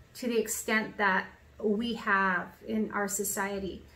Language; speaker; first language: English; native; English